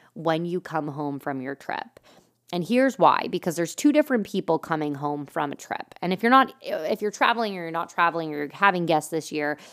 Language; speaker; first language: English; native; English